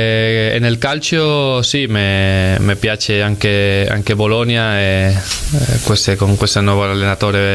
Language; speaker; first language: Italian; non-native, learner; Spanish